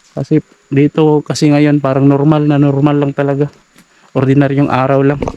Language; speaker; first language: Filipino; native; Filipino